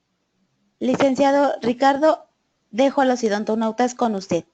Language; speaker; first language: Spanish; native; Spanish